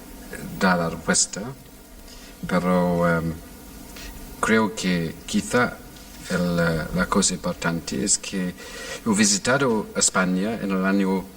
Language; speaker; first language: Spanish; non-native, fluent; English